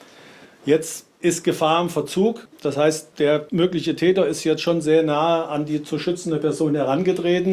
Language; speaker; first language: German; native; German